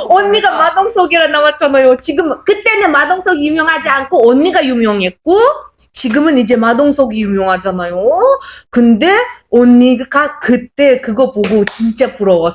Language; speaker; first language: Korean; non-native, fluent; Uzbek